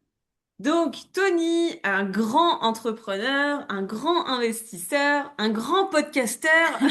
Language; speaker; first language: French; native; French